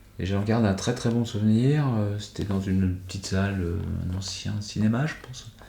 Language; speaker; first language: French; native; French